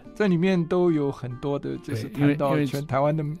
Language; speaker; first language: Chinese; native; Chinese